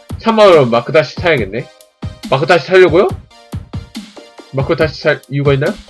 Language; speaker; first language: Korean; native; Korean